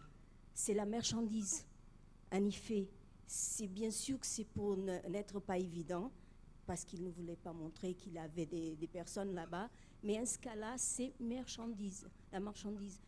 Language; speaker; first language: French; non-native, fluent; Portuguese